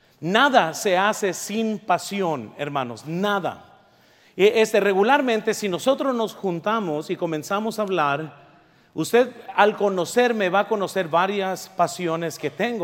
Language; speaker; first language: Spanish; early bilingual, heritage; Spanish